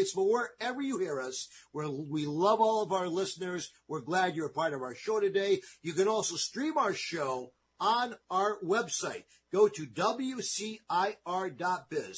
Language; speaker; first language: English; native; English